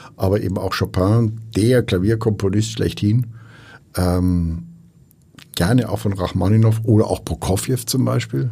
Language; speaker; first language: German; native; German